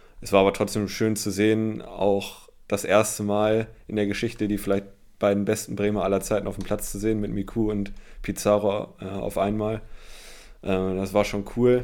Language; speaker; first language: German; native; German